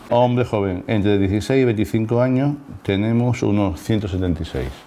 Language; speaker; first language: Spanish; native; Spanish